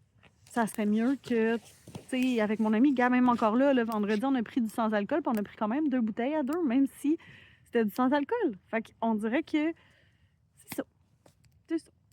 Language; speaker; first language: French; native; French